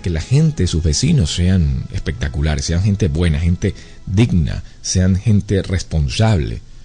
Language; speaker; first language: Spanish; native; Spanish